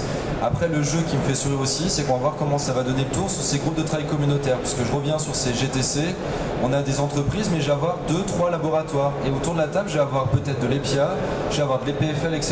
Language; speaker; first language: French; native; French